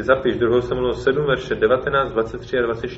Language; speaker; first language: Czech; native; Czech